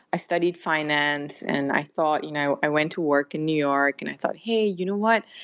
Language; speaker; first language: English; native; English